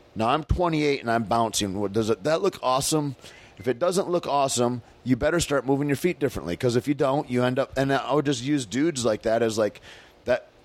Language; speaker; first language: English; native; English